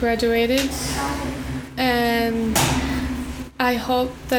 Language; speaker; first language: English; early bilingual, other home language; Arabic